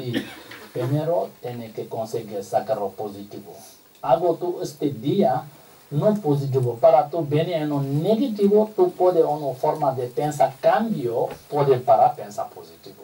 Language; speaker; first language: Spanish; non-native, learner; Tibetan